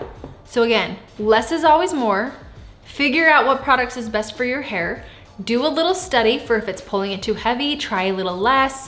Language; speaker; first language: English; native; English